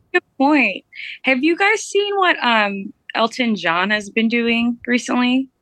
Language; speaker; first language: English; early bilingual, other home language; Romanian